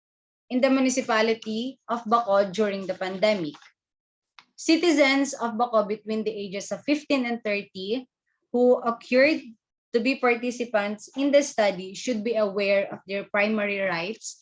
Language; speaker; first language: English; non-native, local second language; Filipino